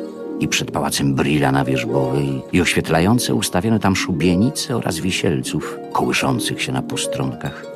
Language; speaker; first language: Polish; native; Polish